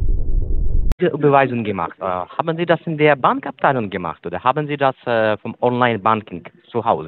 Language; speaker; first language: German; non-native, fluent; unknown